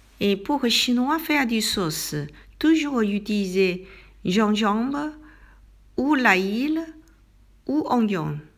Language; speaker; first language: French; non-native, learner; Chinese